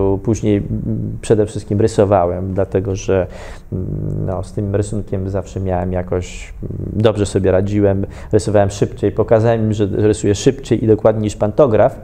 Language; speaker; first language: Polish; native; Polish